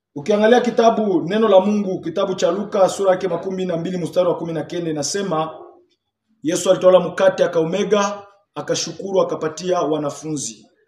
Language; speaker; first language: Swahili; native; Swahili